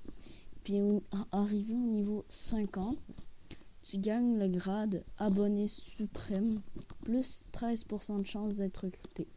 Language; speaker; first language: French; native; French